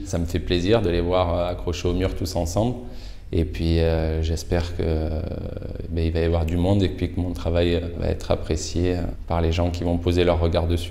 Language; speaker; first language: French; native; French